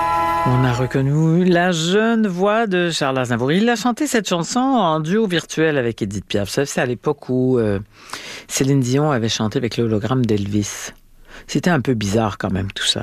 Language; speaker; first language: French; native; French